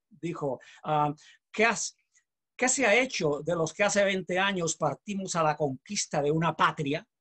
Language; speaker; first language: Spanish; native; Spanish